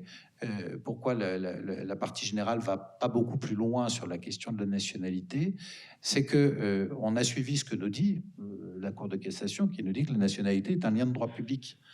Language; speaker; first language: French; native; French